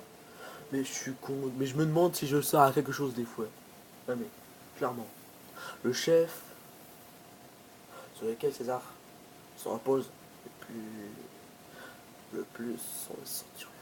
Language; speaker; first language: French; native; French